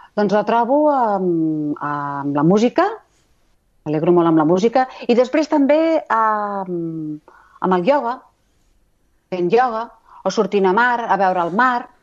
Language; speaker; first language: Catalan; native; Catalan